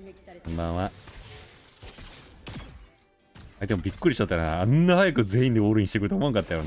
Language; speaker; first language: Japanese; native; Japanese